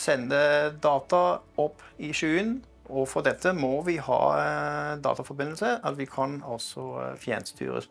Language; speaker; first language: Norwegian; non-native, fluent; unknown